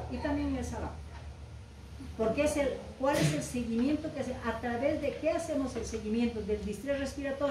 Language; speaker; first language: Spanish; native; Spanish